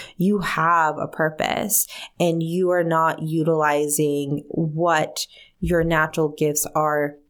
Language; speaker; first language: English; early bilingual, other home language; Spanish